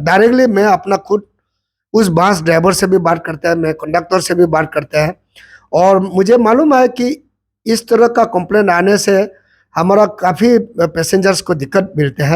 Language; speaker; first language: Hindi; non-native, local second language; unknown